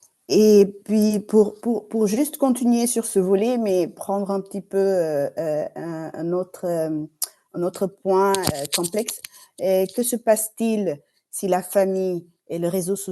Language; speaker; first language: French; non-native, fluent; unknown